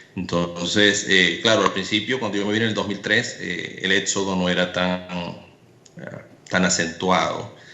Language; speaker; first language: Spanish; native; Spanish